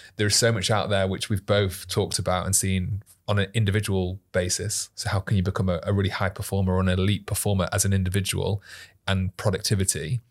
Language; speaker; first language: English; native; English